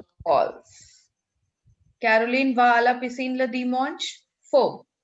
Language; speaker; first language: French; non-native, fluent; Hindi